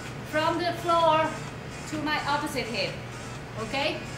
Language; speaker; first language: English; non-native, fluent; Spanish